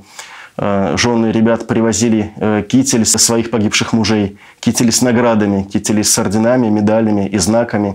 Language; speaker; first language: Russian; native; Russian